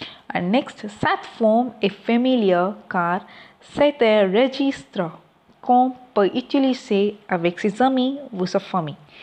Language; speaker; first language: French; non-native, learner; Tamil